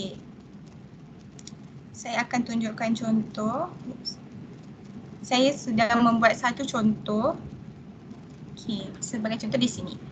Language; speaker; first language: Malay; native; Malay